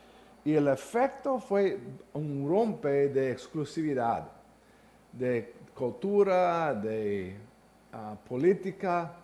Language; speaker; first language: Spanish; non-native, learner; English